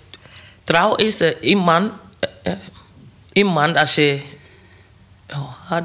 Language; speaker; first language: Dutch; non-native, learner; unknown